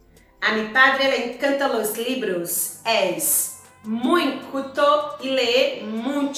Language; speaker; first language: Spanish; non-native, learner; Portuguese